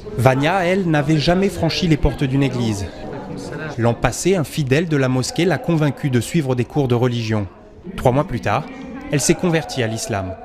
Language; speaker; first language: French; native; French